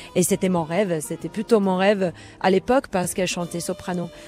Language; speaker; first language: French; non-native, fluent; English